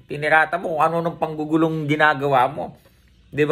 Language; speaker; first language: Filipino; native; Filipino